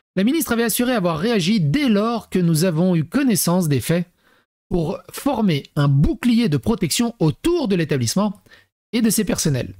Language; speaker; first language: French; native; French